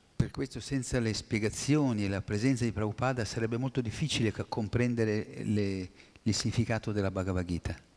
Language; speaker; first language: Italian; native; Italian